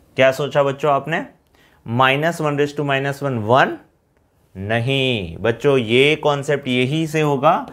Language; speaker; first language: Hindi; non-native, local second language; Gujarati